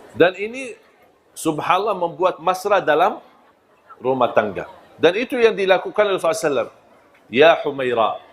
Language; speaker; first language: Malay; non-native, fluent; Arabic